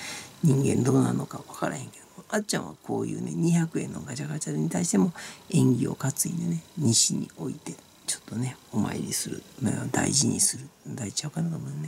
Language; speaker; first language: Japanese; native; Japanese